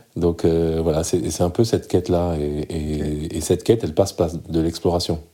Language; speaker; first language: French; early bilingual, other home language; Arabic